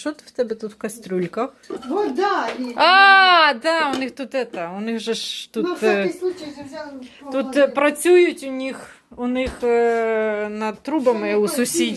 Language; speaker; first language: Ukrainian; non-native, local second language; Russian